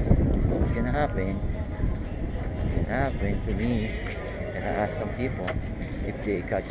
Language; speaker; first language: English; non-native, local second language; Filipino